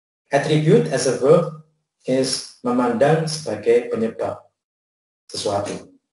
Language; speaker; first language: Indonesian; native; Indonesian